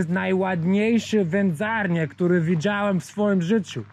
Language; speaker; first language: Polish; non-native, learner; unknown